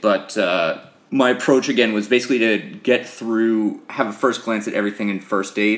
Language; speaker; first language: English; native; English